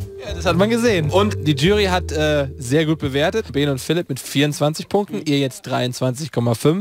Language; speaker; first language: German; native; German